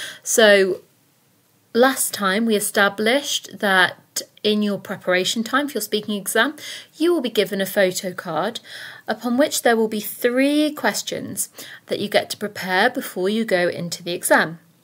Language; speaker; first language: English; native; English